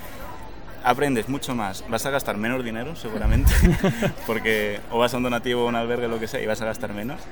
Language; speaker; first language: Spanish; native; Spanish